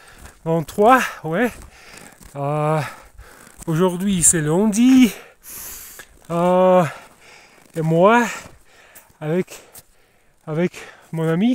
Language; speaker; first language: French; non-native, learner; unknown